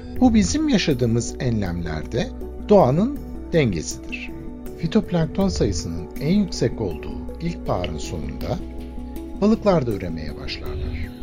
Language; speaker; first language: Turkish; native; Turkish